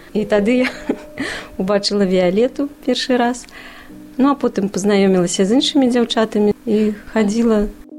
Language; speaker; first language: Belarusian; non-native, local second language; Russian